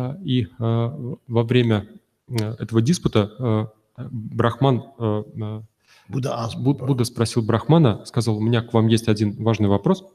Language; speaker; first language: Russian; native; Russian